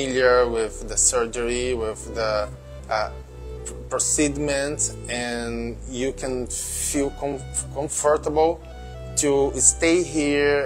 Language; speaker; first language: English; non-native, learner; Portuguese